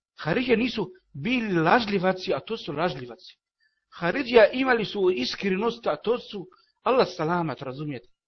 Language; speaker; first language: Bosnian; non-native, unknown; Arabic